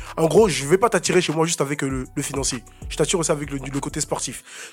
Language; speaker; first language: French; native; French